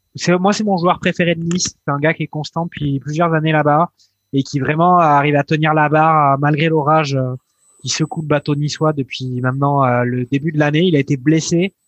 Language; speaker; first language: French; native; French